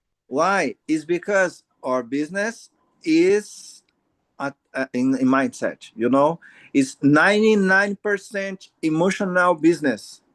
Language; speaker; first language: English; non-native, learner; Portuguese